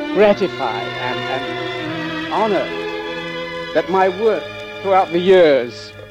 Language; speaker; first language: English; native; English